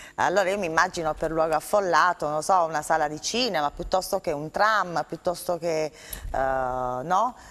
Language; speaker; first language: Italian; native; Italian